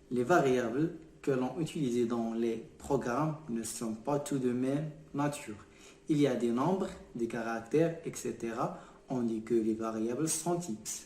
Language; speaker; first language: French; non-native, local second language; Arabic